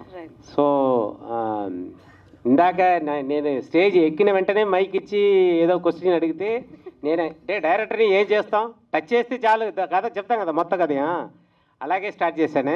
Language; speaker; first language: Telugu; native; Telugu